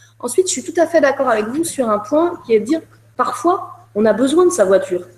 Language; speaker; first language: French; native; French